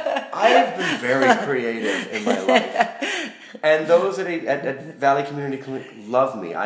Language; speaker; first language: English; native; English